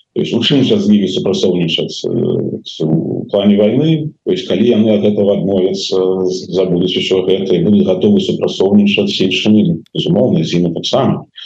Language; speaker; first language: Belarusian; non-native, local second language; Russian